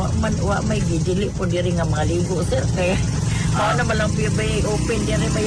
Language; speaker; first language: Cebuano; native; Cebuano